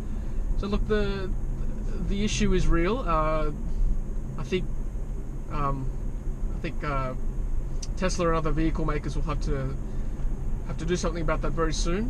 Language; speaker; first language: English; native; English